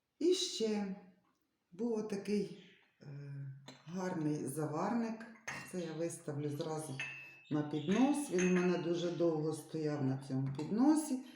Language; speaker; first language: Ukrainian; non-native, local second language; Russian